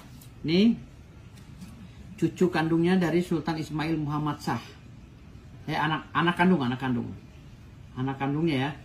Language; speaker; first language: Indonesian; native; Indonesian